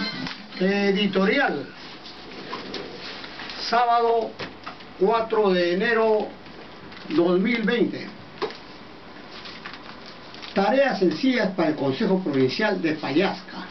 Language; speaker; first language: Spanish; native; Spanish